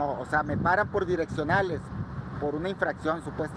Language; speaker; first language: Spanish; native; Spanish